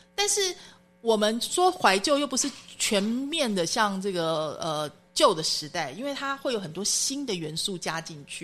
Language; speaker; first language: Chinese; native; Chinese